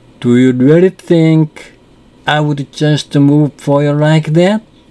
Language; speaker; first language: English; non-native, fluent; Korean